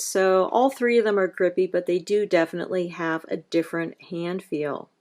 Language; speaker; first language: English; native; English